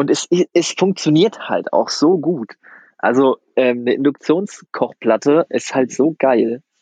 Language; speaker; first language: German; native; German